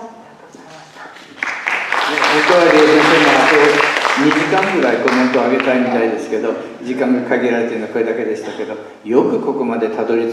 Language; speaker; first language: Japanese; native; Japanese